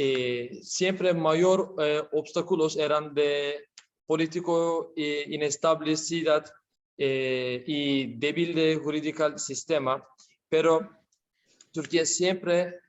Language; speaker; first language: Spanish; non-native, learner; Turkish